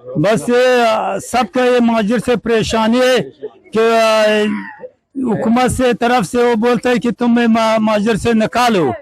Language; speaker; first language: Hindi; non-native, learner; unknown